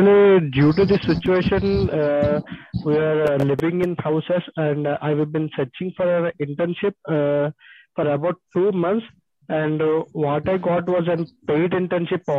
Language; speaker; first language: English; non-native, local second language; Telugu